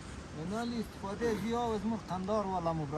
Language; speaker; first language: Persian; native; Persian